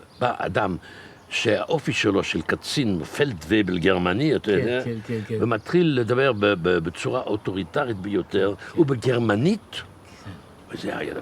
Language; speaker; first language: Hebrew; non-native, fluent; German